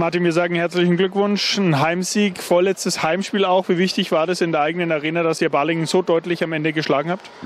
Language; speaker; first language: German; native; German